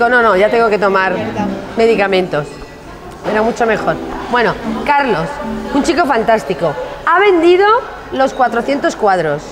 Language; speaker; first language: Spanish; native; Spanish